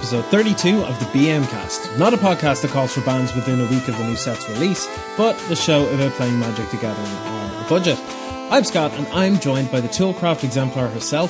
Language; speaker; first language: English; native; English